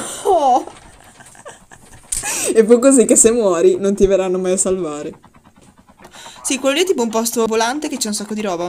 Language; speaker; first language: Italian; native; Italian